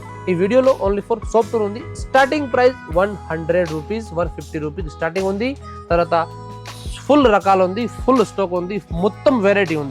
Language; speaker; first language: Telugu; non-native, local second language; Urdu